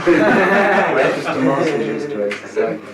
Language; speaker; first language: French; non-native, learner; English